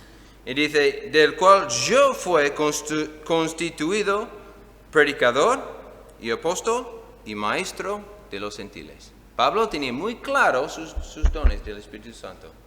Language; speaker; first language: Spanish; non-native, fluent; English